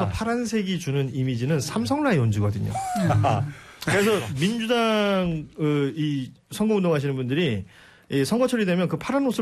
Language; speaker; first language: Korean; native; Korean